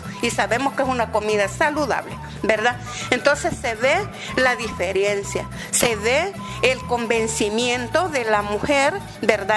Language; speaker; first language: Spanish; native; Spanish